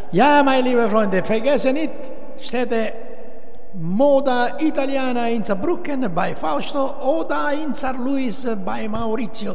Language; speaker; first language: German; non-native, learner; Italian